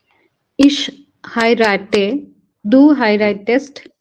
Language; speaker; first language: German; non-native, learner; Hindi